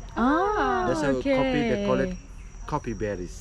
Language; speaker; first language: English; non-native, learner; Indonesian